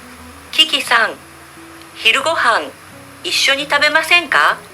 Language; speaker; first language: Japanese; non-native, learner; Indonesian